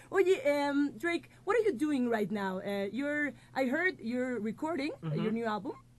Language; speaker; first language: English; non-native, fluent; Spanish